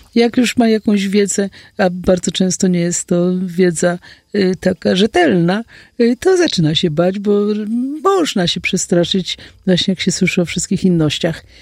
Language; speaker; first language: Polish; native; Polish